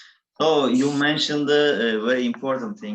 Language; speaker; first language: English; non-native, learner; Turkish